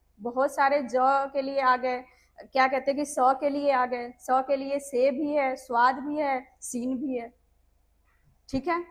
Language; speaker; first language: Hindi; non-native, local second language; Punjabi